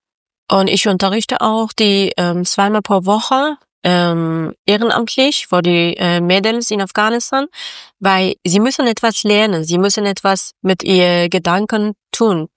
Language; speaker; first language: German; non-native, learner; Persian